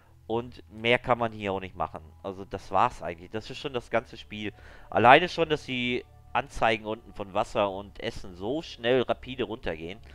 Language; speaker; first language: German; native; German